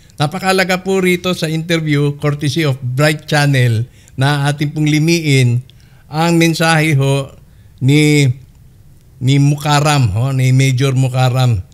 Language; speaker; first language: Filipino; native; Filipino